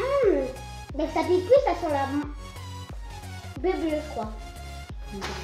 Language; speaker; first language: French; native; French